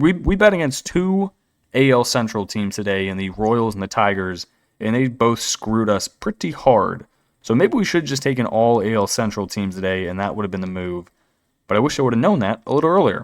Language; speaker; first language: English; native; English